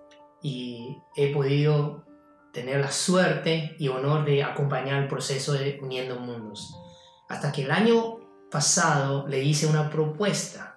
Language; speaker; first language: Spanish; non-native, fluent; Chinese